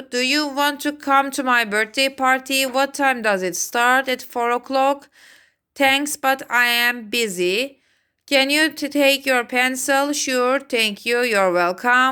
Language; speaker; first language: English; non-native, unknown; Turkish